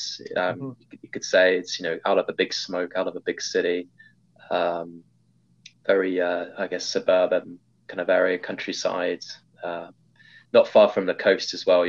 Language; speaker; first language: English; native; English